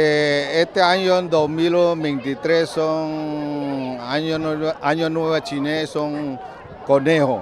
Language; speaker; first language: Spanish; non-native, learner; Chinese